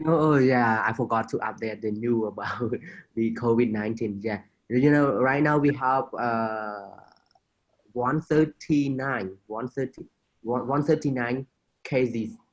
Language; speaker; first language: English; non-native, fluent; Khmer